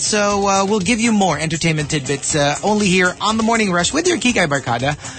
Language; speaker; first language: English; non-native, local second language; Filipino